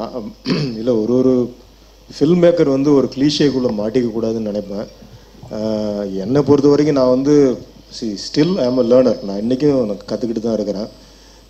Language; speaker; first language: Tamil; native; Tamil